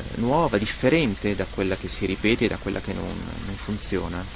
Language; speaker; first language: Italian; native; Italian